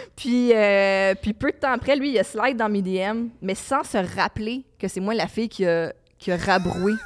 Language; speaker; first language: French; native; French